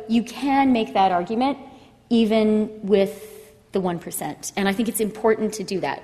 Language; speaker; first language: English; native; English